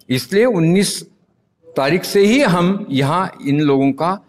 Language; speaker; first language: Hindi; non-native, local second language; Marathi